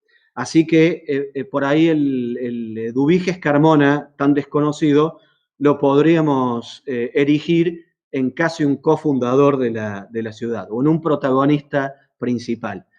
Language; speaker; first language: Spanish; native; Spanish